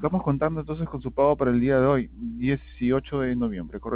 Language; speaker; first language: Spanish; native; Spanish